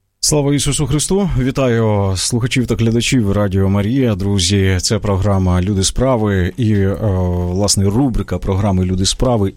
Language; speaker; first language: Ukrainian; native; Ukrainian